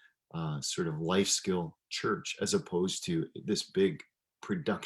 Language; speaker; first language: English; native; English